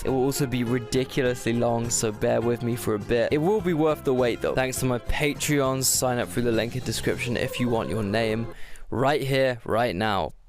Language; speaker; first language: English; native; English